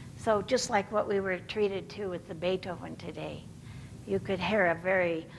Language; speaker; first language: English; native; English